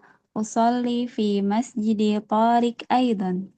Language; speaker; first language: Arabic; non-native, learner; Indonesian